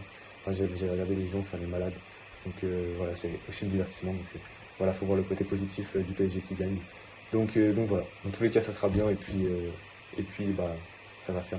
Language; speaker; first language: French; native; French